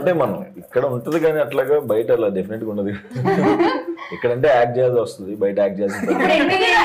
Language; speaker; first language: Telugu; native; Telugu